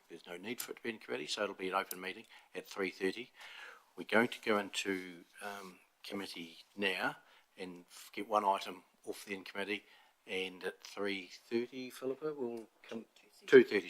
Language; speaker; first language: English; native; English